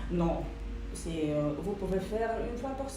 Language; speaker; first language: French; non-native, fluent; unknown